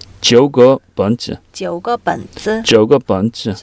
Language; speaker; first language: Chinese; non-native, fluent; Korean